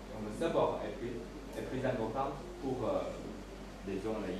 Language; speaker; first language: French; non-native, fluent; Chinese